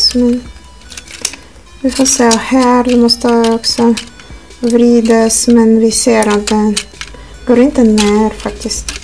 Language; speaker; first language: Swedish; non-native, learner; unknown